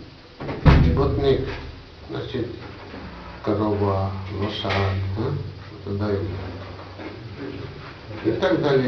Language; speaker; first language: Russian; non-native, learner; Bangla